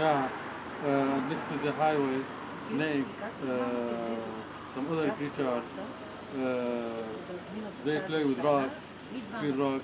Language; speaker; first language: English; non-native, learner; Arabic